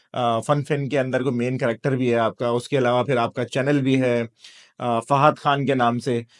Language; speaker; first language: Urdu; native; Urdu